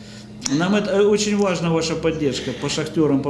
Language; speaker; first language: Russian; native; Russian